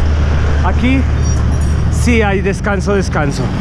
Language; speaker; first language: Spanish; native; Spanish